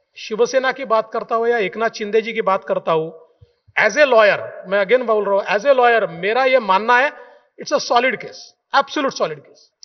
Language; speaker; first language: Hindi; non-native, local second language; Marathi